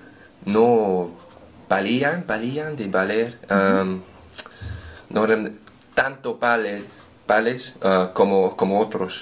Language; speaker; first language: Spanish; non-native, learner; English